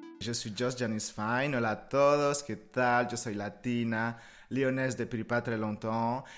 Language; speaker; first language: French; non-native, fluent; Spanish